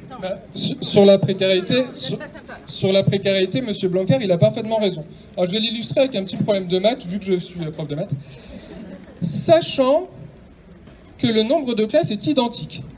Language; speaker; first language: French; native; French